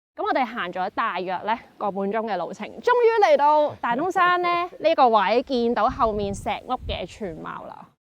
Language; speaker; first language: Cantonese; native; Cantonese